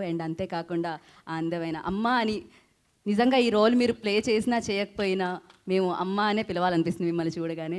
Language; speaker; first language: Telugu; native; Telugu